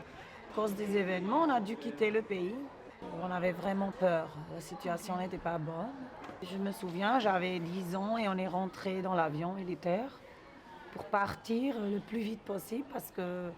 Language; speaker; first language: French; non-native, local second language; Greek